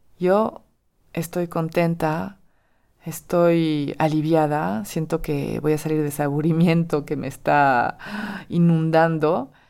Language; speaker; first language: Spanish; non-native, fluent; French